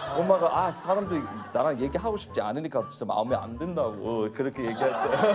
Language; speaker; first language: Korean; non-native, fluent; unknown